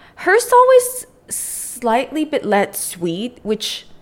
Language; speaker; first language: English; non-native, local second language; Cantonese